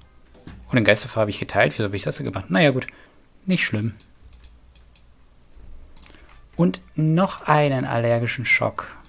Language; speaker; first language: German; native; German